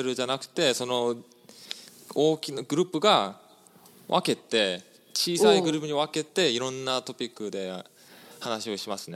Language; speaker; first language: Japanese; non-native, fluent; English